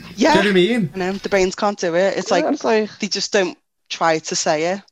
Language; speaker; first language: English; native; English